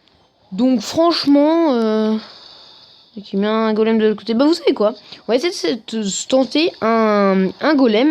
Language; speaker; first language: French; native; French